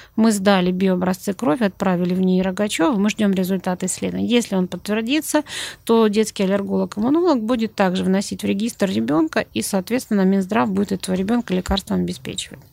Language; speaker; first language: Russian; native; Russian